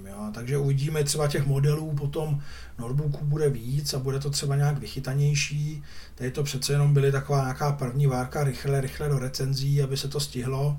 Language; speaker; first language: Czech; native; Czech